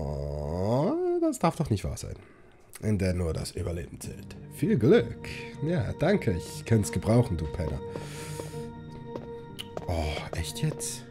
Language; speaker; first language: German; native; German